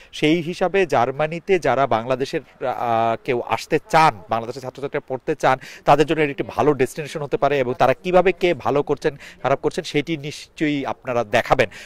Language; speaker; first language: Bangla; native; Bangla